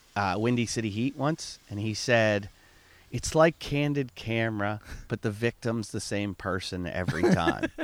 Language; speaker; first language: English; native; English